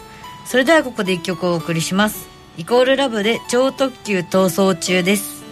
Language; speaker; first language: Japanese; native; Japanese